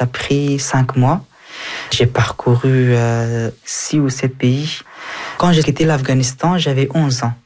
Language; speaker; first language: French; early bilingual, other home language; Persian